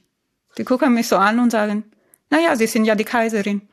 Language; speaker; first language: German; non-native, fluent; Italian